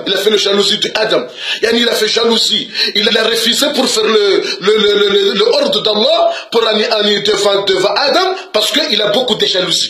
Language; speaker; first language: French; non-native, learner; Comorian